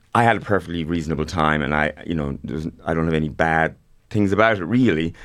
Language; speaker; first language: English; native; English